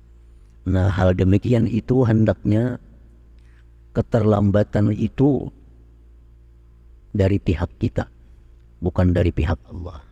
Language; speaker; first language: Indonesian; non-native, local second language; Banjar